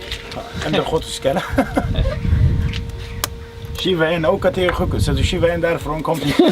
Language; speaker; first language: Swedish; non-native, learner; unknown